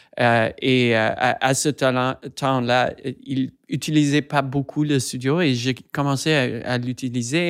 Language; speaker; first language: French; non-native, fluent; English